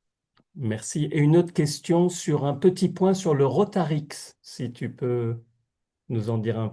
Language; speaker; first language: French; native; French